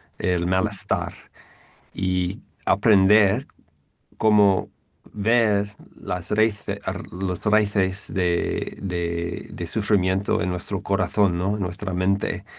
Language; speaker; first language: Spanish; non-native, fluent; English